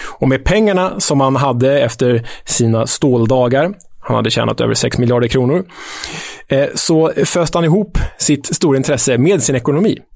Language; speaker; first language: Swedish; native; Swedish